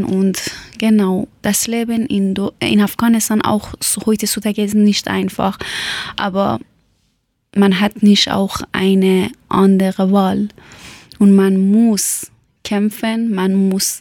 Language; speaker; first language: German; non-native, learner; Persian